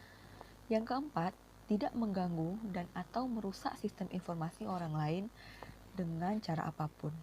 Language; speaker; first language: Indonesian; native; Indonesian